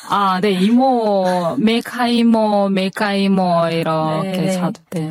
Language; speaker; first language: Korean; non-native, fluent; Kyrgyz